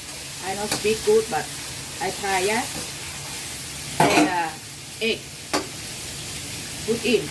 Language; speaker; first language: English; non-native, learner; Thai